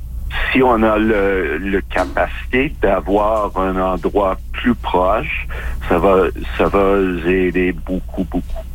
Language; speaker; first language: French; non-native, local second language; English